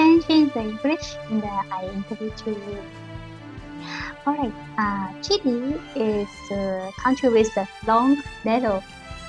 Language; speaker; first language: English; non-native, learner; Japanese